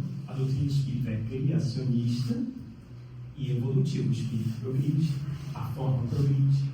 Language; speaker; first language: Portuguese; native; Portuguese